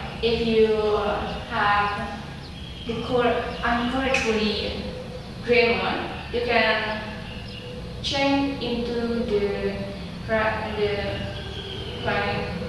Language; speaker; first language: English; non-native, learner; Indonesian